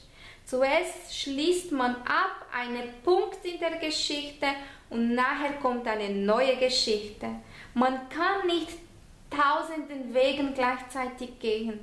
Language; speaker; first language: German; non-native, fluent; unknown